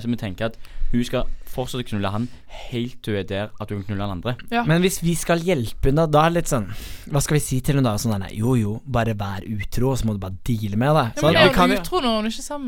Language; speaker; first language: Norwegian; native; Norwegian